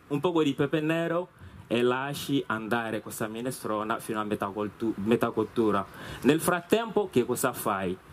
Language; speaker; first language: Italian; non-native, fluent; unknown